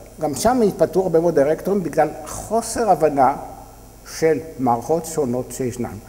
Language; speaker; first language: Hebrew; native; Hebrew